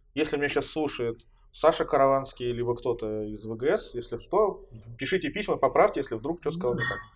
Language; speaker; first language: Russian; native; Russian